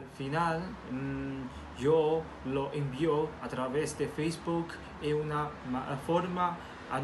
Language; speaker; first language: Spanish; non-native, fluent; Chinese